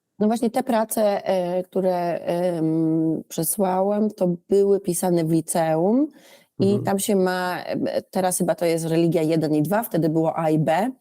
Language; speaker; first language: Polish; early bilingual, heritage; Polish